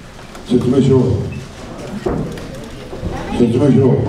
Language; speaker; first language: Japanese; native; Japanese